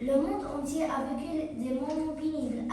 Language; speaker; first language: French; non-native, learner; Arabic